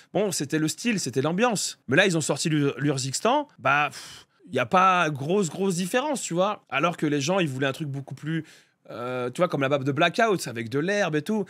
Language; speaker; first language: French; native; French